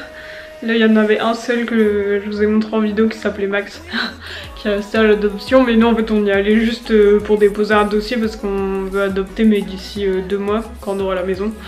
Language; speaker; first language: French; native; French